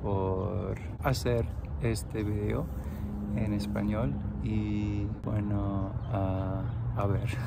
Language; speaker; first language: Spanish; non-native, learner; English